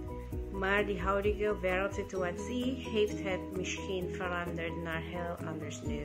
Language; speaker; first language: Dutch; non-native, fluent; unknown